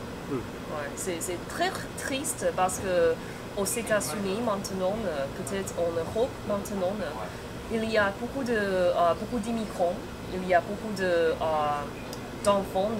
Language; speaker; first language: French; non-native, fluent; Chinese